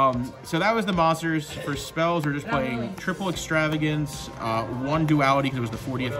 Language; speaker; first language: English; native; English